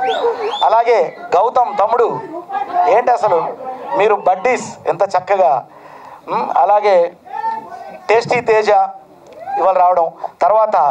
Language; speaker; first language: Telugu; native; Telugu